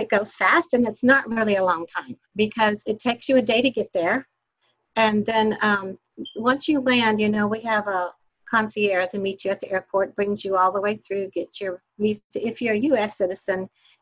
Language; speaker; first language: English; native; English